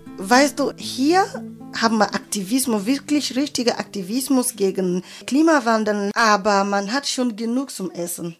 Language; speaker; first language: German; non-native, fluent; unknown